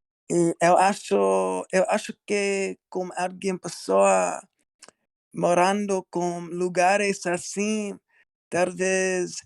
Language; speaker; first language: Portuguese; non-native, learner; English